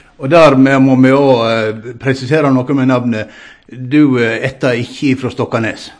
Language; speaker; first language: Norwegian; native; Norwegian